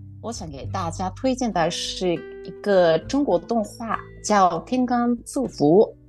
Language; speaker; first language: Chinese; non-native, fluent; Japanese